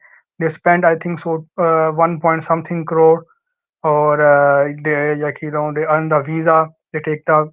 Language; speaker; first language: English; non-native, learner; Urdu